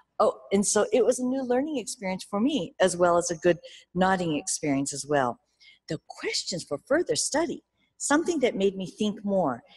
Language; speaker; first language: English; early bilingual, other home language; Japanese